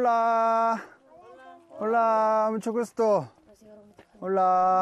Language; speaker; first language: Spanish; non-native, learner; Korean